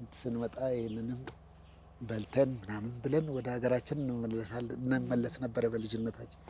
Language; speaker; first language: Amharic; non-native, local second language; Oromo